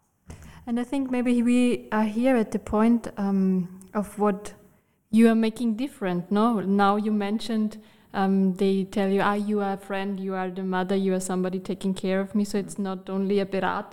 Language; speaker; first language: English; non-native, fluent; German